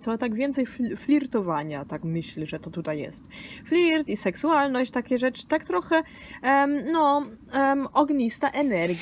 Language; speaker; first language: Polish; early bilingual, heritage; Polish